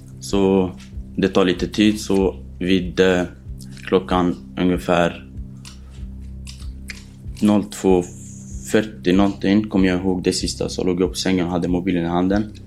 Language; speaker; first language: Swedish; non-native, fluent; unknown